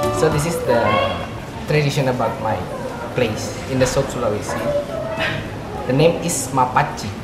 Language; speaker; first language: English; non-native, learner; Indonesian